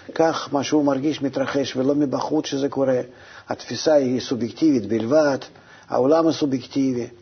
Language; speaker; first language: Hebrew; non-native, fluent; Russian